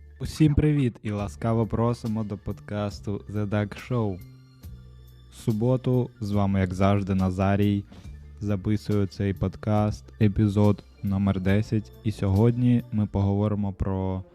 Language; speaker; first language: Ukrainian; non-native, local second language; Russian